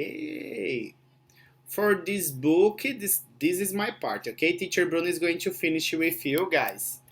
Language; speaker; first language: English; non-native, fluent; Portuguese